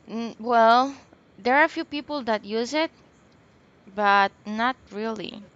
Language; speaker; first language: English; non-native, local second language; Spanish